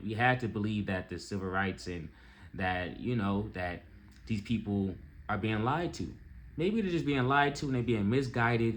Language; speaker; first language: English; native; English